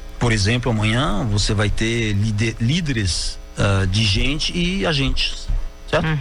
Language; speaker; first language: Portuguese; non-native, fluent; French